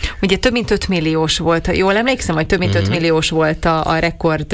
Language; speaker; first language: Hungarian; native; Hungarian